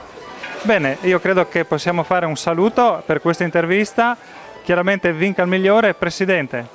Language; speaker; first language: Italian; native; Italian